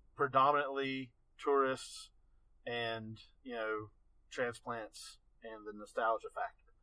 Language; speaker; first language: English; native; English